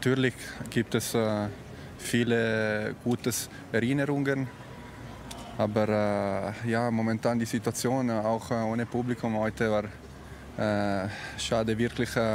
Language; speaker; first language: German; non-native, local second language; Italian